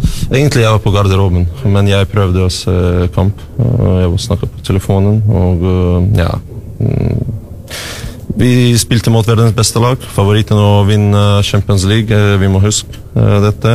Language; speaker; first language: Norwegian; non-native, learner; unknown